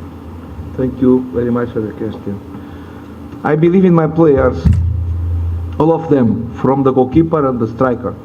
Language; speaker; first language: English; non-native, learner; Portuguese